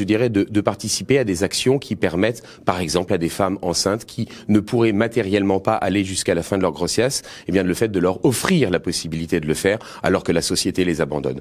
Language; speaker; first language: French; native; French